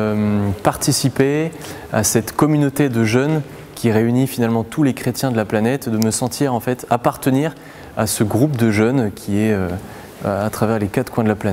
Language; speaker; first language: French; native; French